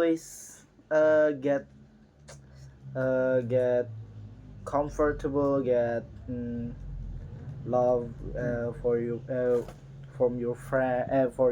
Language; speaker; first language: English; non-native, learner; Indonesian